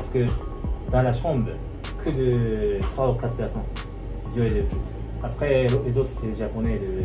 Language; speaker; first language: French; non-native, learner; Japanese